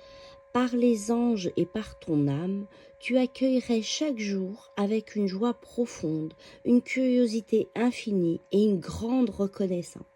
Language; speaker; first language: French; native; French